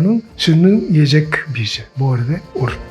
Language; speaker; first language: Turkish; non-native, learner; Japanese